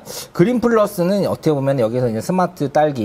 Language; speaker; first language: Korean; native; Korean